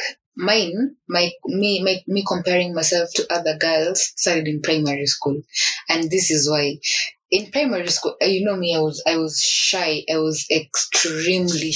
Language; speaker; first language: English; non-native, local second language; Swahili